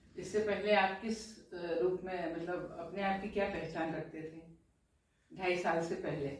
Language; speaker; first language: Hindi; native; Hindi